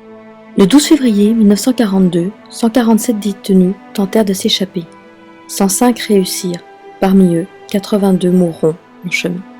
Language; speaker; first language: French; native; French